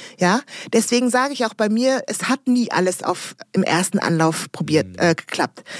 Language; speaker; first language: German; early bilingual, other home language; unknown